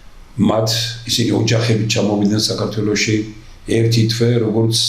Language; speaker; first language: Georgian; native; Georgian